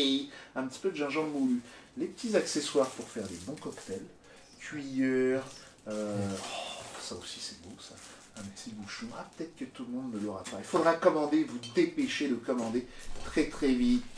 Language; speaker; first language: French; native; French